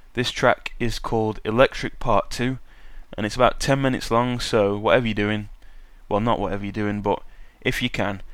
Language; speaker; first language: English; native; English